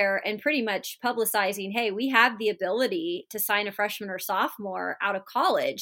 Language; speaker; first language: English; native; English